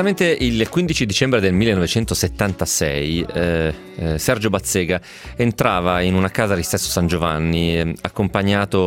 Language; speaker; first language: Italian; native; Italian